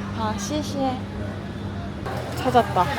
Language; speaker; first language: Chinese; non-native, learner; Korean